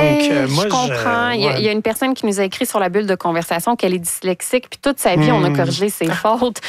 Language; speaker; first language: French; native; French